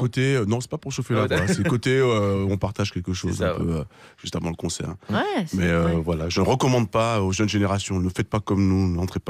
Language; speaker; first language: French; native; French